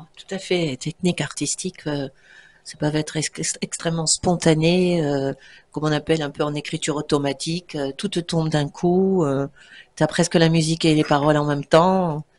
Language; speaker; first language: French; native; French